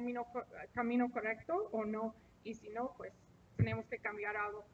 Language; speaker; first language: Spanish; non-native, fluent; English